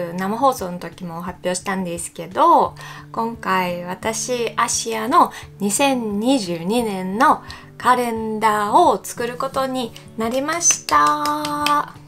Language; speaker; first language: Japanese; non-native, fluent; Russian